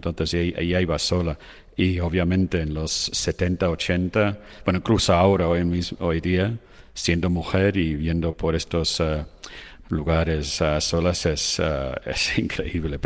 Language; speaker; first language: Spanish; non-native, fluent; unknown